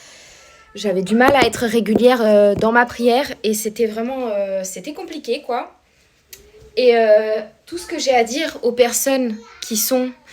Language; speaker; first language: French; native; French